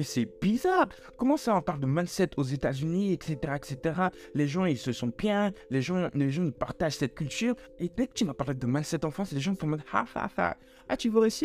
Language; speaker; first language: French; native; French